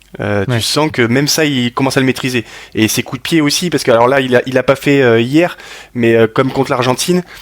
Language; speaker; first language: French; native; French